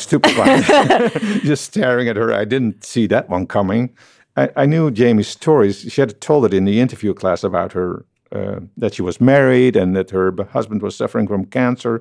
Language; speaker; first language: English; non-native, fluent; Dutch